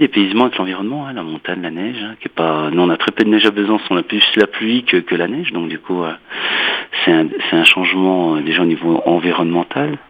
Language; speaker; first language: French; native; French